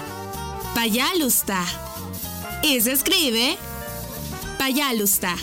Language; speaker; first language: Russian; non-native, learner; Spanish